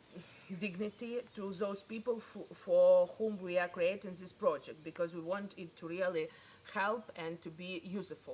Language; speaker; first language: English; non-native, learner; Ukrainian